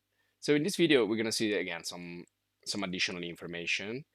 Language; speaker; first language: English; non-native, fluent; Italian